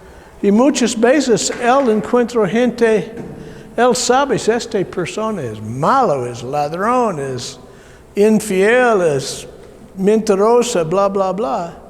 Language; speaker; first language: Spanish; non-native, learner; English